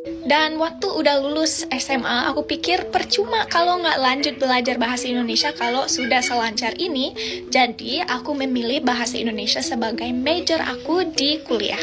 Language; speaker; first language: Indonesian; non-native, fluent; English